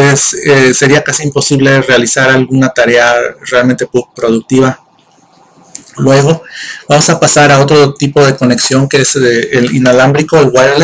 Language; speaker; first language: Spanish; native; Spanish